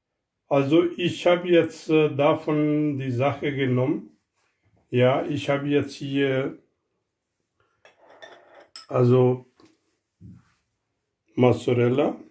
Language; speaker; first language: German; non-native, learner; Urdu